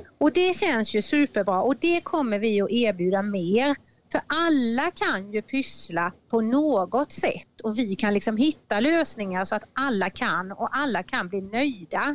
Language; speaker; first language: Swedish; native; Swedish